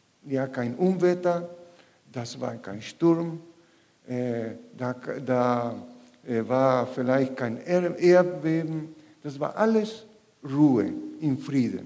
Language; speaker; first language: German; non-native, learner; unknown